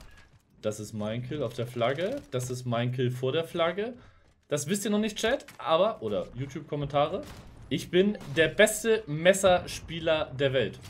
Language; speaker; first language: German; native; German